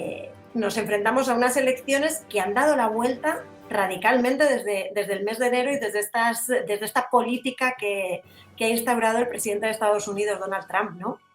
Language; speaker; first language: Spanish; native; Spanish